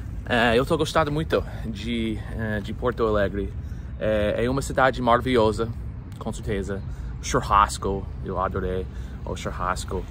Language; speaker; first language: Portuguese; non-native, fluent; English